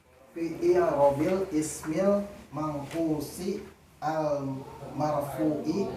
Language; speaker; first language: Arabic; non-native, learner; Indonesian